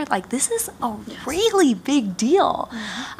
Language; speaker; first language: English; early bilingual, other home language; Japanese